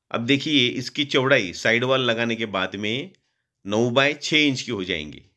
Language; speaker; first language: Hindi; non-native, local second language; Marathi